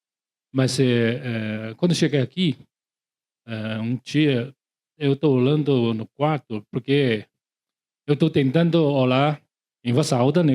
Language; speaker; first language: Portuguese; non-native, learner; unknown